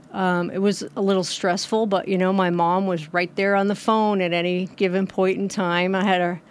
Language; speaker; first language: English; native; English